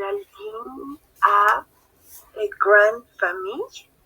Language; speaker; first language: French; non-native, learner; Spanish